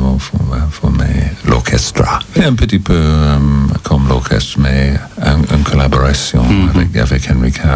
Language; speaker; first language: French; non-native, learner; English